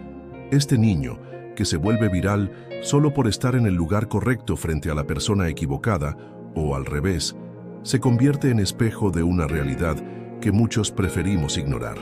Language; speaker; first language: Spanish; native; Spanish